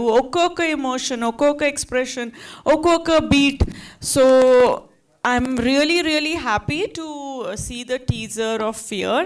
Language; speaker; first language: Telugu; non-native, fluent; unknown